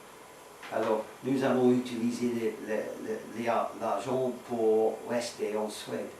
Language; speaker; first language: French; non-native, learner; Swedish